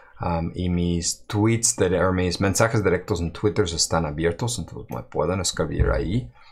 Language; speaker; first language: Spanish; non-native, fluent; English